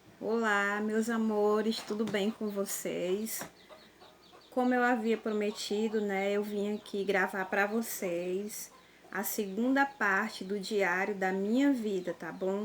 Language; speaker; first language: Portuguese; native; Portuguese